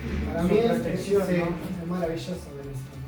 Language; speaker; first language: Spanish; native; Spanish